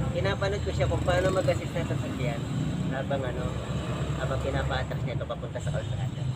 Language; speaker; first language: Filipino; non-native, local second language; Bikol